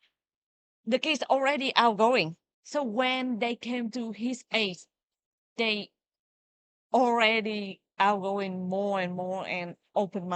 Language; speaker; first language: English; non-native, learner; Vietnamese